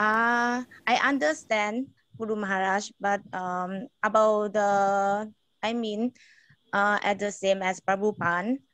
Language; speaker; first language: English; non-native, learner; Thai